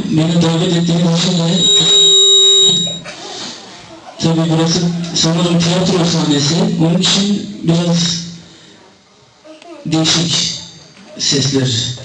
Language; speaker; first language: Turkish; early bilingual, heritage; Turkish